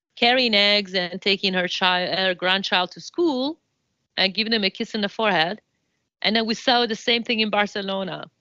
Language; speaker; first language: English; non-native, fluent; Italian